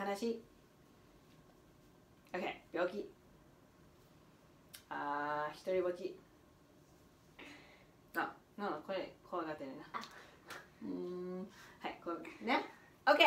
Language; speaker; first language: Japanese; non-native, fluent; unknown